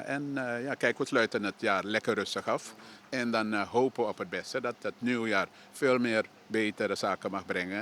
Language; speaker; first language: Dutch; native; Dutch